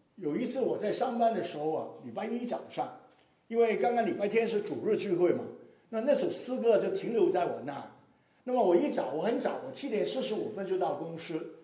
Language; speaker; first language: Chinese; non-native, local second language; Cantonese